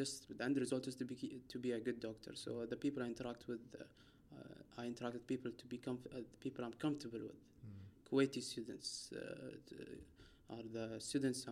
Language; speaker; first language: English; non-native, fluent; Arabic